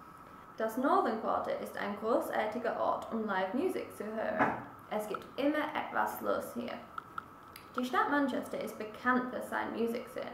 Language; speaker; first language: German; non-native, learner; English